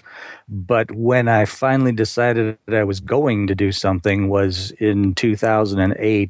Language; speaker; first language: English; native; English